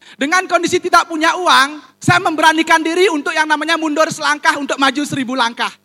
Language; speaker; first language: Indonesian; native; Indonesian